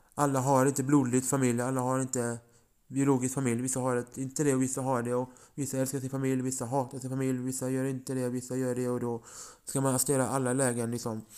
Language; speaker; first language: Swedish; early bilingual, other home language; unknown